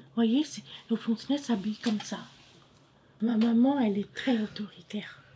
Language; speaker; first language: French; non-native, fluent; Khmer